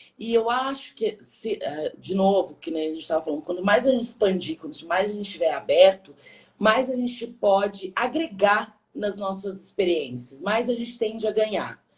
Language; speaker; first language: Portuguese; native; Portuguese